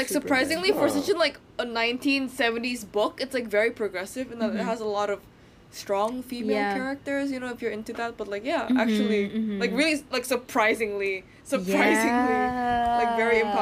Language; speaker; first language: English; non-native, fluent; Indonesian